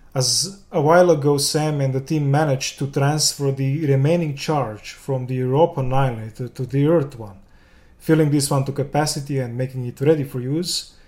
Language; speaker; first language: English; non-native, fluent; Serbian